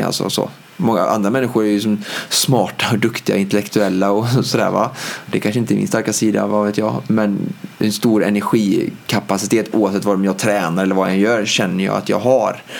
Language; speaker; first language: Swedish; native; Swedish